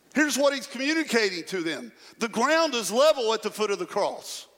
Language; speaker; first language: English; native; English